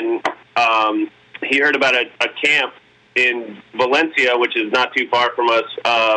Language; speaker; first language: English; native; English